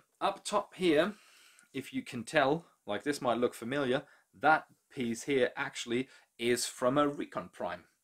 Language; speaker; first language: English; non-native, fluent; German